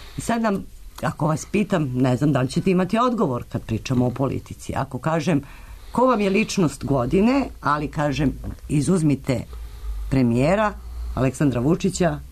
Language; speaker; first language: Serbian; native; Serbian